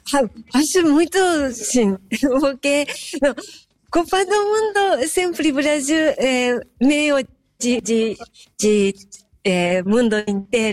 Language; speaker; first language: Portuguese; non-native, fluent; Japanese